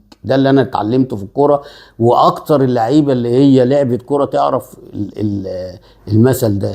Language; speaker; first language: Arabic; native; Arabic